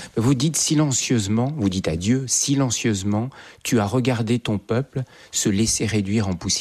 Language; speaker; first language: French; native; French